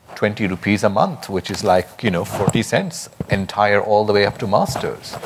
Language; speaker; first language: English; non-native, local second language; Bangla